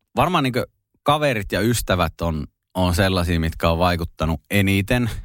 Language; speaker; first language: Finnish; native; Finnish